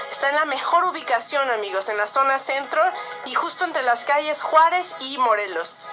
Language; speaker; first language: Spanish; native; Spanish